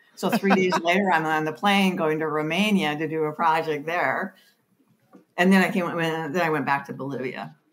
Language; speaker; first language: English; native; English